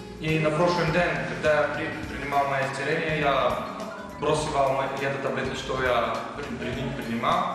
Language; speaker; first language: Russian; non-native, learner; Bulgarian